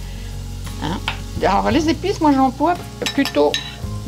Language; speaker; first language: French; native; French